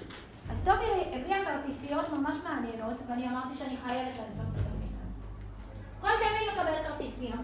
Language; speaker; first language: Hebrew; native; Hebrew